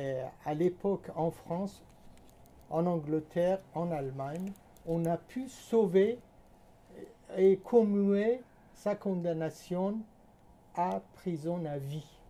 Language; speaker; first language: French; non-native, fluent; Persian